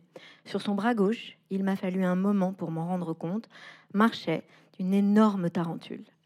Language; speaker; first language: French; native; French